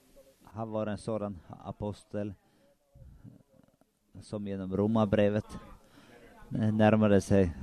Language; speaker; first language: Swedish; non-native, local second language; Finnish